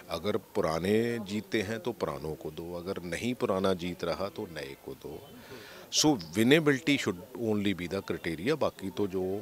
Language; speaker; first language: Hindi; non-native, local second language; Punjabi